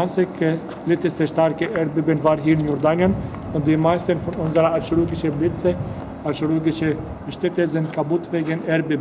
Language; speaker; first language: German; non-native, fluent; Arabic